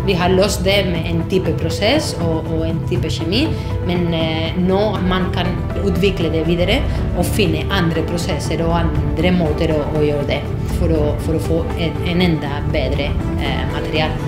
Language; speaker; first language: Norwegian; non-native, fluent; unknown